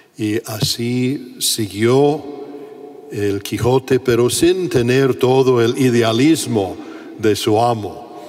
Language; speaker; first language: Spanish; non-native, fluent; English